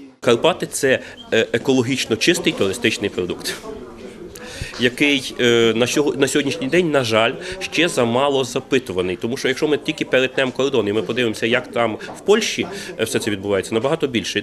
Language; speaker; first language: Ukrainian; native; Ukrainian